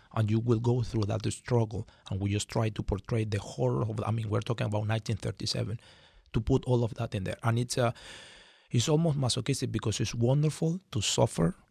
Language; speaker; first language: English; non-native, fluent; Spanish